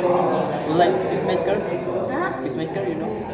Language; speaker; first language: English; non-native, learner; Indonesian